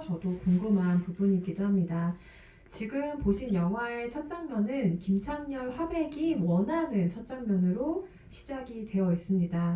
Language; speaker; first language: Korean; native; Korean